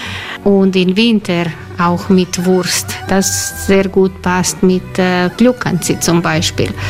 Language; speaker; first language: German; non-native, learner; Croatian